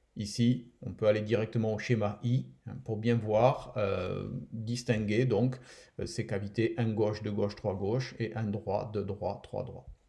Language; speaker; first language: French; native; French